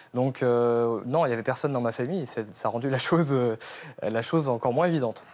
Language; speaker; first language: French; native; French